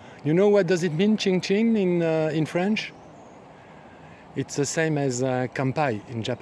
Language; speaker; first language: English; non-native, learner; French